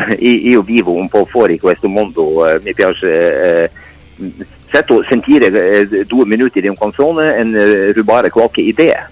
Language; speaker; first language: Italian; non-native, fluent; Norwegian